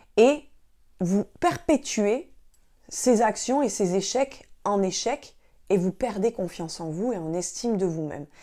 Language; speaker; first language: French; native; French